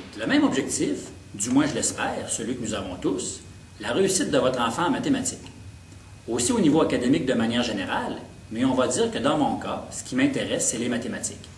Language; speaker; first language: French; native; French